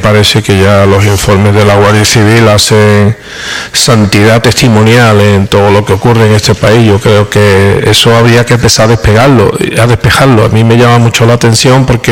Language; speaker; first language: Spanish; native; Spanish